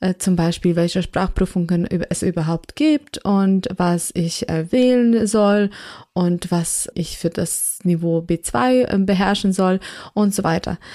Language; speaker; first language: German; non-native, fluent; Ukrainian